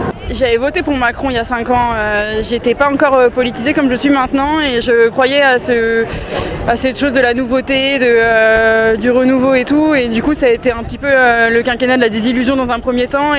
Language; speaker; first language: French; native; French